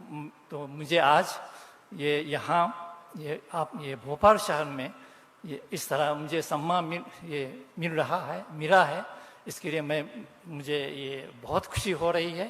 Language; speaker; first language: Hindi; non-native, fluent; Japanese